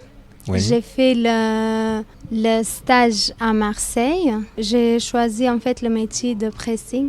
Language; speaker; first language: French; non-native, learner; Albanian